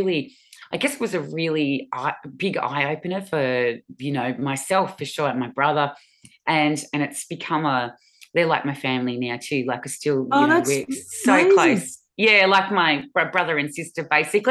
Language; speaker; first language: English; native; English